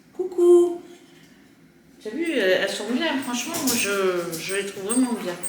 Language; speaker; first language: French; native; French